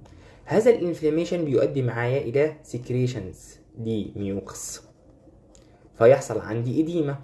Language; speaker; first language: Arabic; native; Arabic